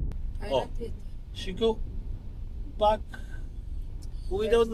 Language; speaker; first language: English; non-native, learner; Polish